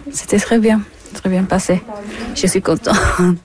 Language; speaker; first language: French; non-native, learner; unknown